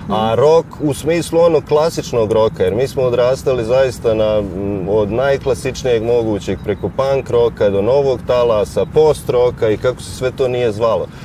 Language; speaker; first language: Serbian; native; Serbian